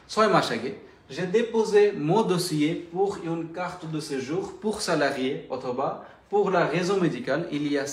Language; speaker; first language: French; non-native, fluent; Bangla